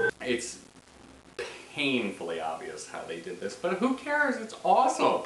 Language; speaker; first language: English; native; English